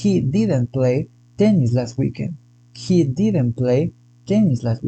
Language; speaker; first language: English; non-native, fluent; Spanish